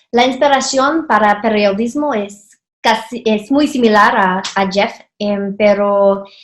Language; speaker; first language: Spanish; non-native, fluent; English